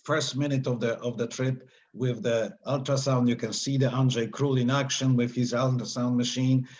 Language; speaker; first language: English; non-native, fluent; Polish